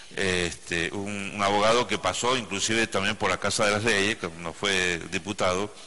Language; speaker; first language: Spanish; native; Spanish